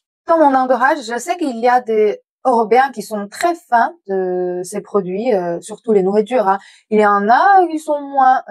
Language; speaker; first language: French; non-native, fluent; Chinese